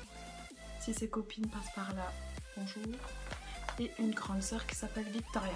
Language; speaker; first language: French; native; French